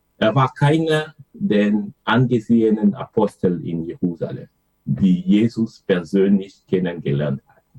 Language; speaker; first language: German; non-native, fluent; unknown